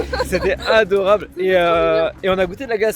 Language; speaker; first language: French; native; French